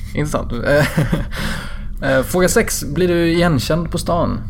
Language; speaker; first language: Swedish; native; Swedish